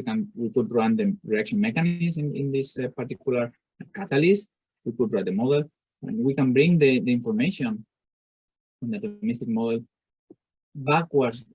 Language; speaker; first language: English; non-native, fluent; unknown